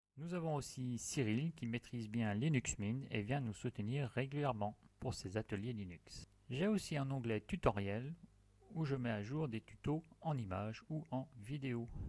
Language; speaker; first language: French; native; French